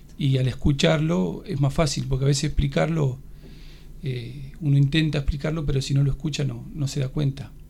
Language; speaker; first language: Spanish; native; Spanish